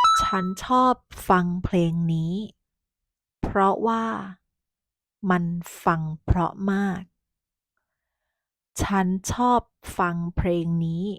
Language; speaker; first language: Thai; non-native, fluent; Burmese